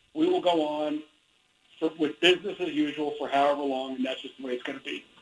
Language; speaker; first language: English; native; English